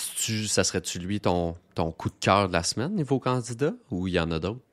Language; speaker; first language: French; native; French